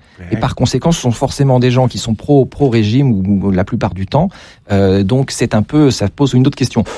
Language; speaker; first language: French; native; French